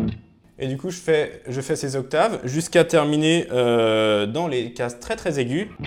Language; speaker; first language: French; native; French